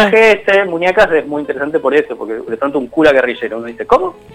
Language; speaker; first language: Spanish; native; Spanish